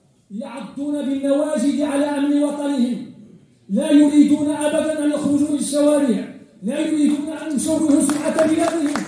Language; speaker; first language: Arabic; native; Arabic